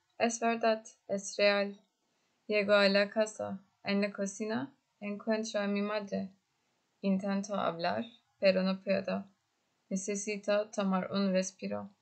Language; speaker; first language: Spanish; non-native, learner; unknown